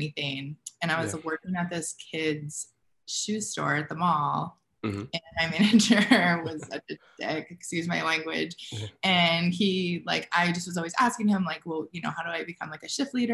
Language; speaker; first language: English; native; English